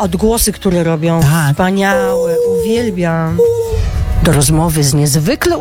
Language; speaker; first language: Polish; native; Polish